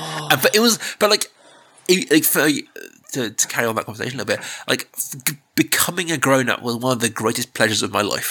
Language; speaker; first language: English; native; English